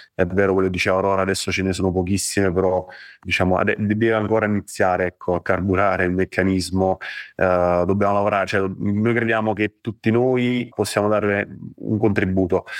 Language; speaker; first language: Italian; native; Italian